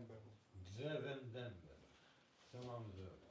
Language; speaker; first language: Polish; native; Polish